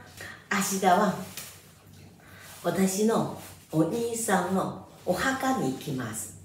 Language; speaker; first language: Japanese; non-native, fluent; Chinese